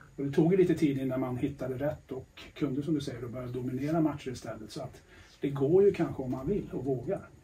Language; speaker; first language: Swedish; native; Swedish